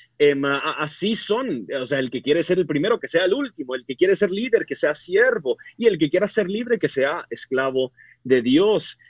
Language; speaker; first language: Spanish; early bilingual, other home language; English